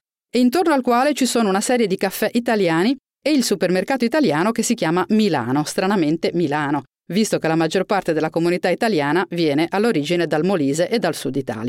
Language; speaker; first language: Italian; native; Italian